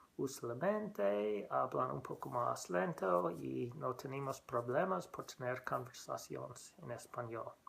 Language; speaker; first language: Spanish; non-native, learner; English